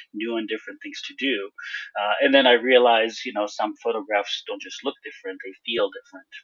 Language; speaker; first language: English; non-native, fluent; Hebrew